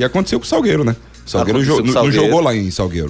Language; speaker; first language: Portuguese; native; Portuguese